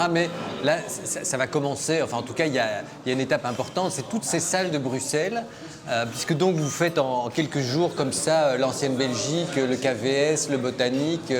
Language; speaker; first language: French; native; French